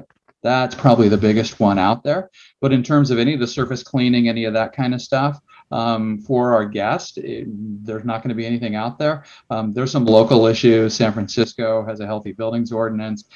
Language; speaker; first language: English; native; English